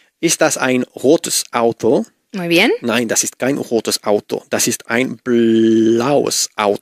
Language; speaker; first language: German; non-native, learner; Spanish